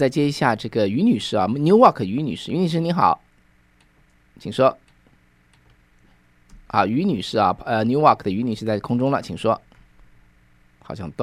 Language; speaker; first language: Chinese; native; Chinese